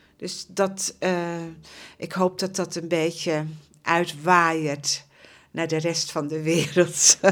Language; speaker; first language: Dutch; native; Dutch